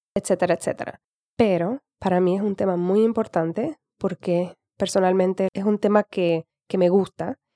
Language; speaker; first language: Spanish; native; Spanish